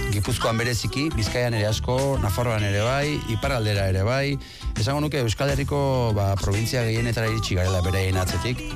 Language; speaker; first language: Basque; native; Basque